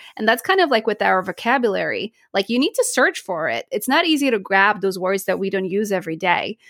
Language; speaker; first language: English; non-native, fluent; Polish